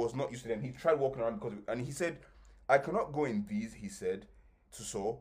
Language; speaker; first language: English; non-native, local second language; Yoruba